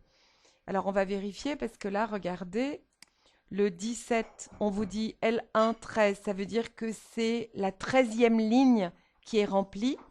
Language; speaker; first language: French; native; French